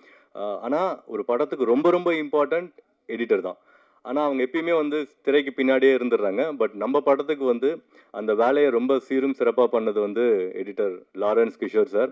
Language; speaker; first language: Tamil; native; Tamil